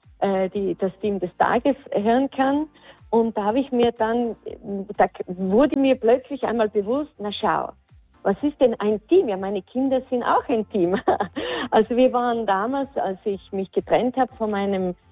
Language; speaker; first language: German; native; German